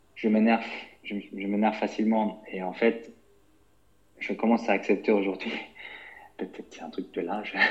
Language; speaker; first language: French; non-native, fluent; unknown